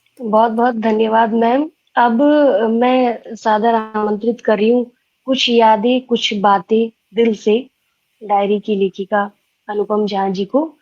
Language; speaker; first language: Hindi; native; Hindi